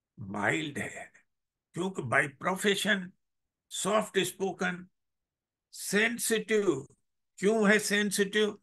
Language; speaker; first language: Hindi; native; Hindi